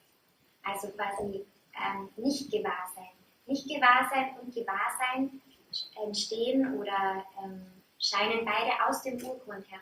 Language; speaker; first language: German; native; German